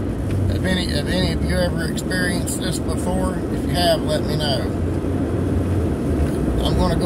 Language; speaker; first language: English; native; English